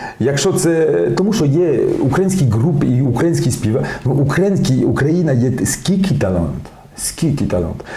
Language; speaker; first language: Ukrainian; non-native, learner; French